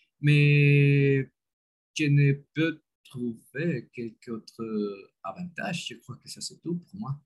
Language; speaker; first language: French; non-native, learner; Spanish